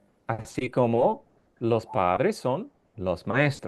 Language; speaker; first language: Spanish; non-native, fluent; English